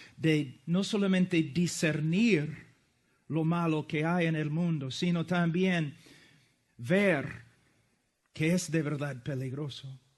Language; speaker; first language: Spanish; non-native, fluent; English